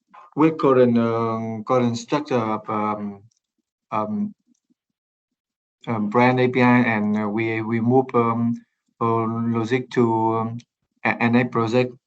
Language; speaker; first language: English; non-native, learner; Vietnamese